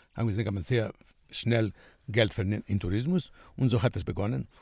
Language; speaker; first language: German; non-native, fluent; Greek